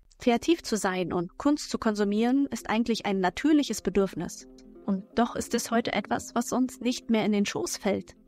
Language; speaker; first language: German; native; German